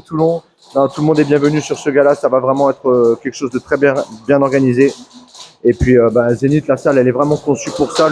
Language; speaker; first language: French; native; French